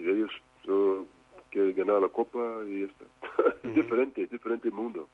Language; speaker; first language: Spanish; non-native, fluent; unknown